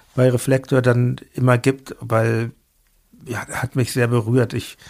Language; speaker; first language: German; native; German